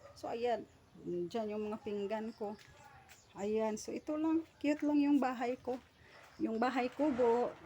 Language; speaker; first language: Filipino; non-native, local second language; Hiligaynon